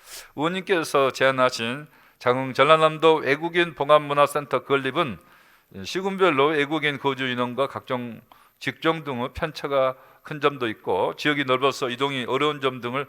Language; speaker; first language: Korean; native; Korean